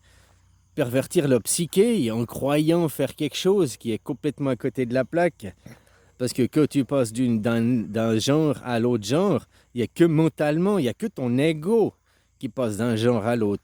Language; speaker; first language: French; native; French